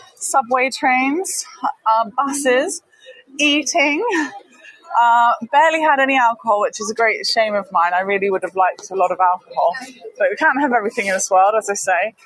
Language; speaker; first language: English; native; English